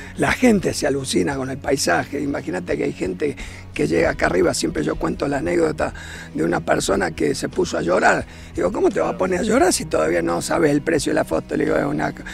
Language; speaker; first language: Spanish; native; Spanish